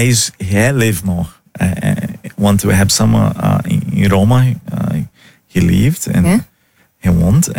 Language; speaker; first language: Dutch; non-native, fluent; Portuguese